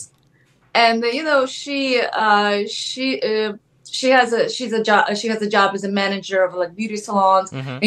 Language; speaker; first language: English; non-native, fluent; Ukrainian